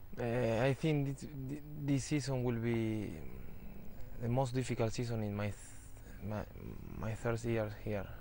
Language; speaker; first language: English; non-native, fluent; Spanish